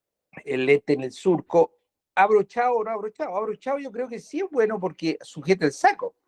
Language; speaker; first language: Spanish; native; Spanish